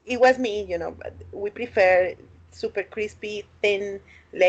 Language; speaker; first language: English; non-native, fluent; Spanish